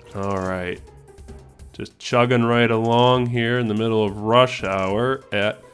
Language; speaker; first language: English; native; English